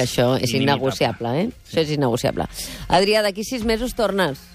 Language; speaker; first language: Catalan; native; Catalan